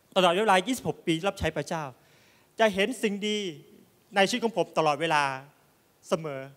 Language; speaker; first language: Thai; native; Thai